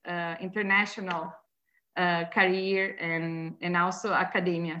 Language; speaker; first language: English; non-native, fluent; Portuguese